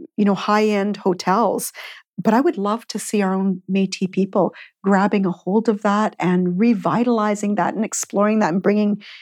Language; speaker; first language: English; native; English